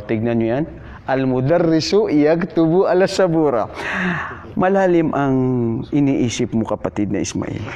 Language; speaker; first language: Filipino; non-native, local second language; Maranao